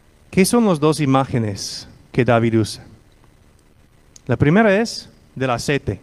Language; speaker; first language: Spanish; non-native, fluent; English